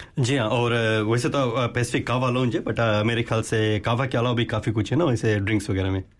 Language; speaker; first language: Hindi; native; Hindi